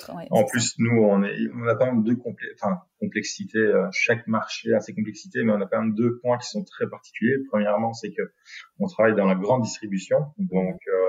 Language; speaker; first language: French; native; French